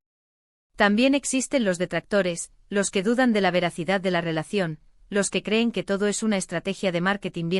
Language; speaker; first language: Spanish; native; Spanish